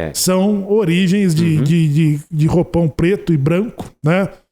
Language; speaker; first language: Portuguese; native; Portuguese